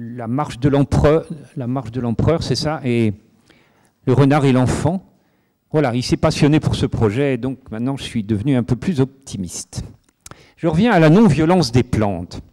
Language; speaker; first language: French; native; French